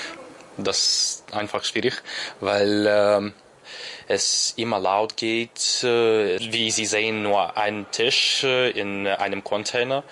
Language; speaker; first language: German; non-native, learner; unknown